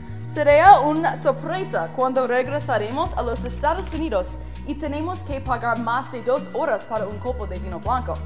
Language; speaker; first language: Spanish; non-native, learner; English